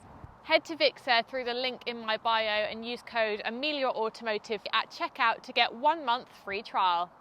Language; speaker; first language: English; native; English